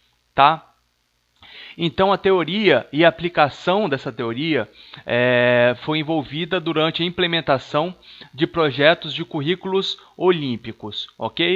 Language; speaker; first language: Portuguese; native; Portuguese